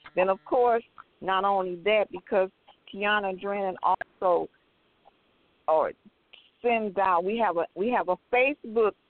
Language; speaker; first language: English; native; English